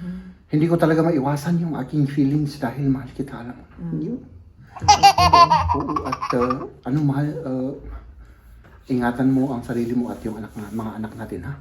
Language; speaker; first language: Filipino; native; Filipino